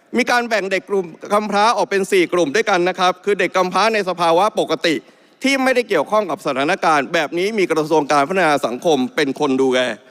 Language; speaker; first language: Thai; native; Thai